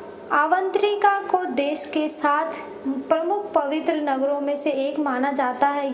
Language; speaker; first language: Hindi; native; Hindi